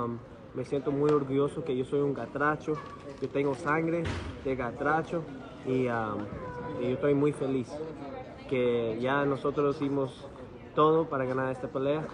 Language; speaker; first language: Spanish; early bilingual, heritage; English